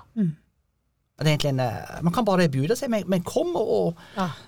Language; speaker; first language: Swedish; non-native, fluent; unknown